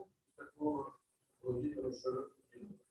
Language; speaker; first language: Russian; native; Russian